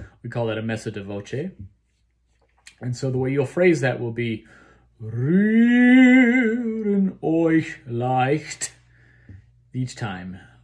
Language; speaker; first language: English; native; English